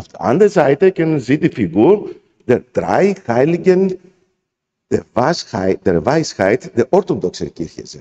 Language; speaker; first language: German; non-native, fluent; Greek